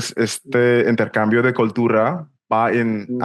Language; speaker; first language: Spanish; non-native, fluent; English